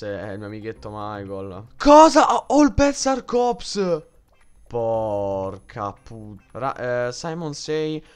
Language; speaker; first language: Italian; native; Italian